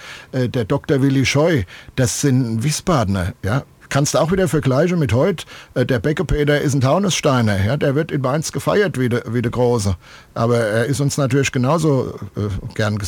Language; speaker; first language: German; native; German